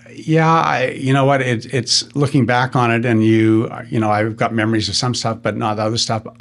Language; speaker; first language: English; native; English